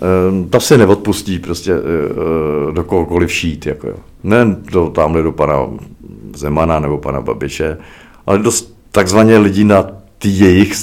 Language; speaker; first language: Czech; native; Czech